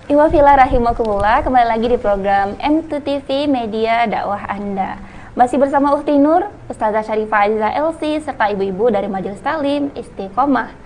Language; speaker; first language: Indonesian; native; Indonesian